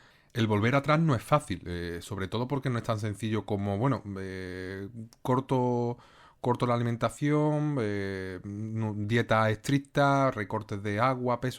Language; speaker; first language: Spanish; native; Spanish